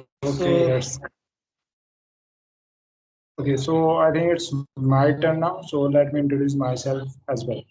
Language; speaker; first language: English; non-native, fluent; Hindi